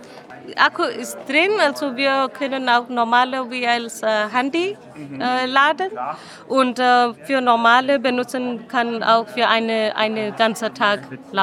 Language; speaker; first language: German; non-native, learner; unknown